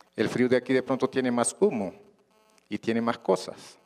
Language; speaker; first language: Spanish; non-native, local second language; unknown